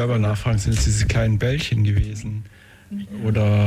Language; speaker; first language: German; native; German